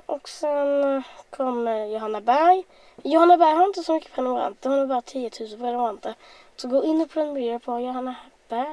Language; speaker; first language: Swedish; native; Swedish